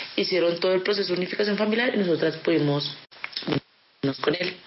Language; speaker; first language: Spanish; early bilingual, other home language; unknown